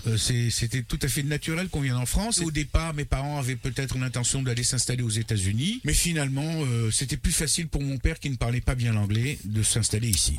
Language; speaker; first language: French; early bilingual, other home language; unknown